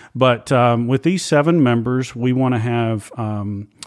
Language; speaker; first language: English; native; English